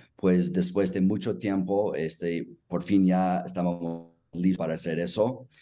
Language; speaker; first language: Spanish; non-native, fluent; English